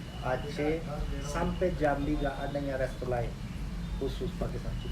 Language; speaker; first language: Indonesian; non-native, learner; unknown